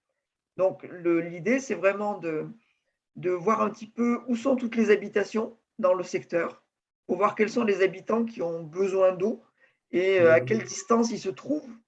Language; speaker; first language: French; native; French